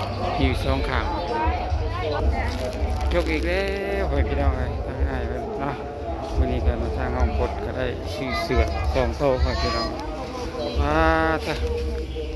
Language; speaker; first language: Thai; non-native, local second language; Lao